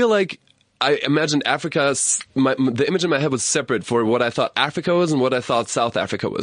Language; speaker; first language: English; non-native, fluent; German